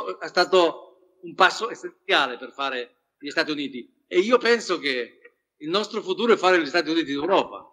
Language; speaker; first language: Italian; non-native, fluent; Spanish